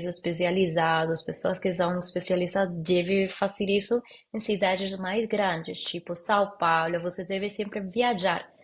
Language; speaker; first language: Portuguese; non-native, learner; Spanish